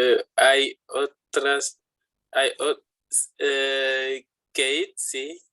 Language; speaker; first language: Spanish; non-native, fluent; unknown